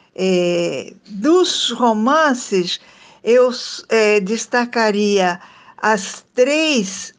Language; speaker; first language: Portuguese; non-native, fluent; Italian